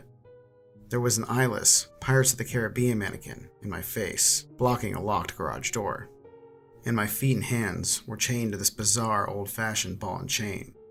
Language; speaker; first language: English; native; English